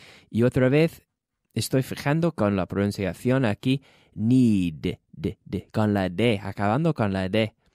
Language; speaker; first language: Spanish; non-native, fluent; English